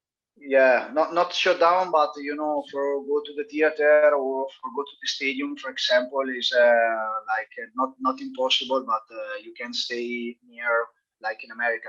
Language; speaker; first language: English; non-native, learner; Italian